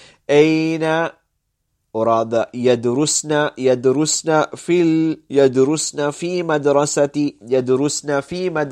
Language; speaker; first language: Arabic; non-native, fluent; English